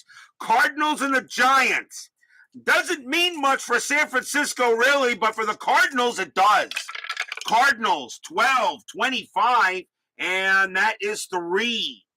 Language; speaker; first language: English; native; English